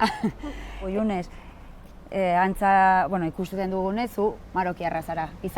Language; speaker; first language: Basque; native; Basque